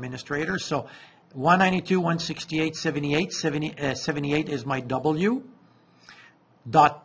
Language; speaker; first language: English; non-native, fluent; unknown